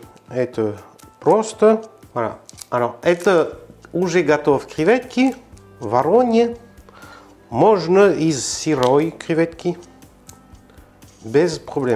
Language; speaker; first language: Russian; non-native, learner; French